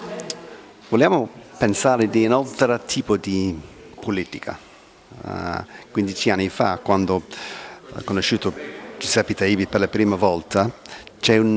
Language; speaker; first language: Italian; non-native, learner; English